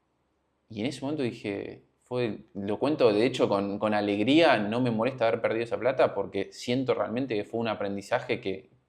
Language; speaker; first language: Spanish; native; Spanish